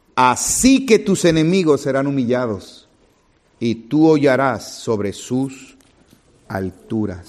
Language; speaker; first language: Spanish; native; Spanish